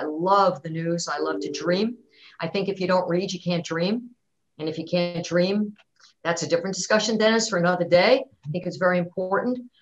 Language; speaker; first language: English; native; English